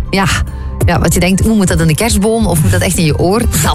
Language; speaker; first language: Dutch; native; Dutch